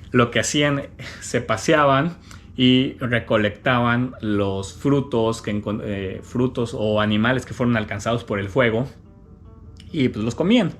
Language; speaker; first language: Spanish; native; Spanish